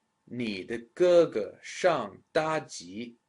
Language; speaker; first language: Chinese; non-native, fluent; English